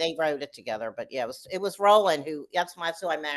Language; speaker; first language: English; native; English